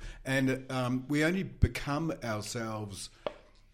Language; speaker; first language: English; native; English